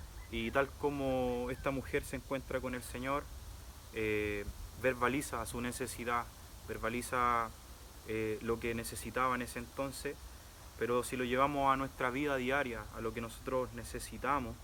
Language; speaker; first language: Spanish; native; Spanish